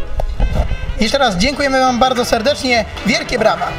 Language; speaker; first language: Polish; native; Polish